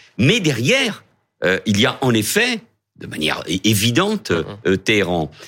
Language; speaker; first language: French; early bilingual, other home language; Catalan